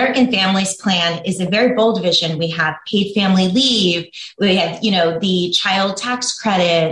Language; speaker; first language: English; native; English